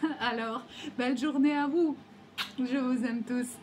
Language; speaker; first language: French; non-native, learner; Ukrainian